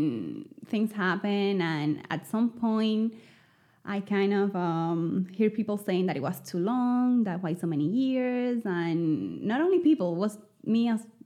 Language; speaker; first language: English; non-native, fluent; Spanish